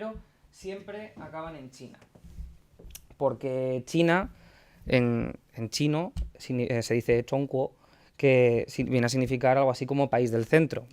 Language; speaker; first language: Spanish; native; Spanish